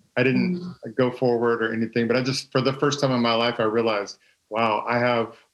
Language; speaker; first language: English; native; English